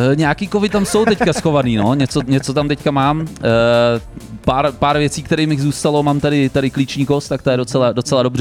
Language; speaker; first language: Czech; native; Czech